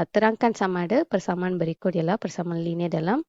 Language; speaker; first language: Malay; non-native, local second language; Tamil